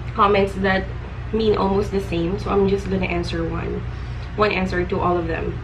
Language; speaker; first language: English; non-native, local second language; Filipino